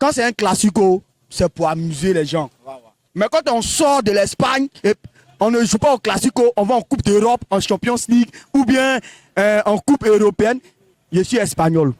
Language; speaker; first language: French; non-native, local second language; Wolof